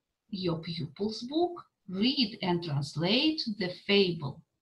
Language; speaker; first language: English; non-native, fluent; Russian